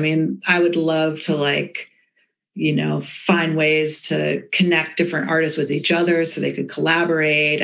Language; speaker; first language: English; native; English